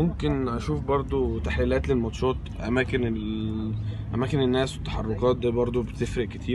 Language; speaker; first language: Arabic; native; Arabic